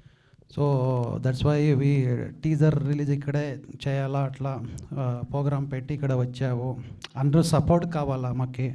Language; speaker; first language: Telugu; non-native, learner; Kannada